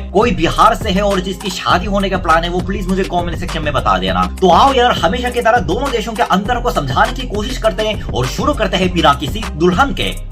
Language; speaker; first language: Hindi; non-native, fluent; Korean